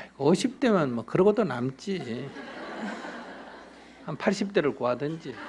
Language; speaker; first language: Korean; native; Korean